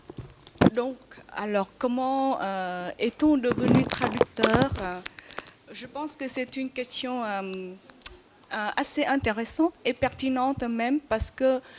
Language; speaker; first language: French; non-native, fluent; Vietnamese